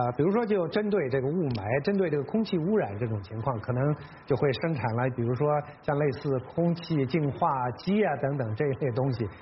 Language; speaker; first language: Chinese; native; Chinese